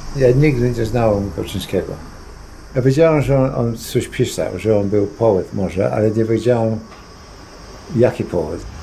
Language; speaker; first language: Polish; early bilingual, heritage; Polish